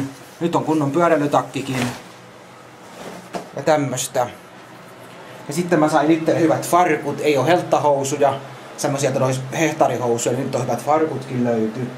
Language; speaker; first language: Finnish; native; Finnish